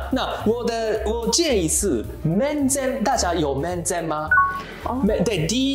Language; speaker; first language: Chinese; non-native, learner; Japanese